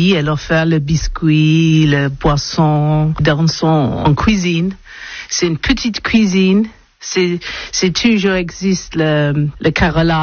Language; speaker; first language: French; non-native, learner; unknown